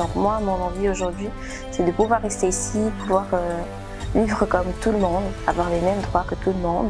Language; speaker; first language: French; early bilingual, other home language; Portuguese